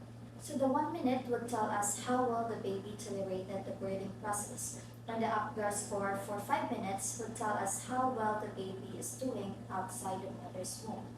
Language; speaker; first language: English; non-native, local second language; Filipino